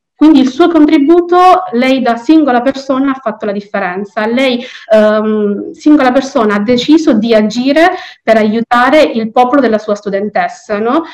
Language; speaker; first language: Italian; native; Italian